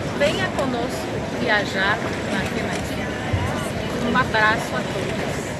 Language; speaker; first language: Portuguese; early bilingual, other home language; Arabic